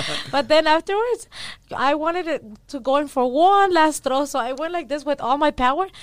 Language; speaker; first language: English; early bilingual, other home language; Spanish